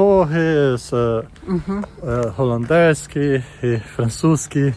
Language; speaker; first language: Polish; non-native, learner; Portuguese